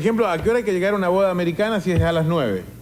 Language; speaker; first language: Spanish; native; Spanish